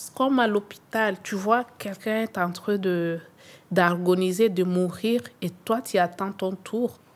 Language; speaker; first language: French; non-native, local second language; Swahili